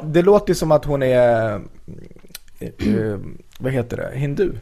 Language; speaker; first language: Swedish; native; Swedish